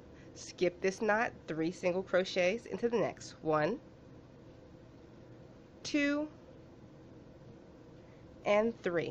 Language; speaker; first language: English; native; English